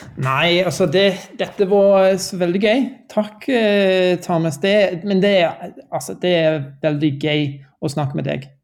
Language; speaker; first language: Norwegian; non-native, learner; English